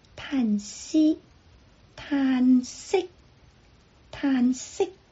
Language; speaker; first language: Chinese; non-native, local second language; Cantonese